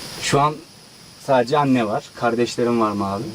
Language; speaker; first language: Turkish; non-native, learner; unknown